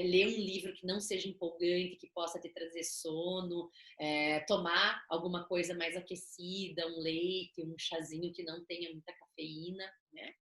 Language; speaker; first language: Portuguese; native; Portuguese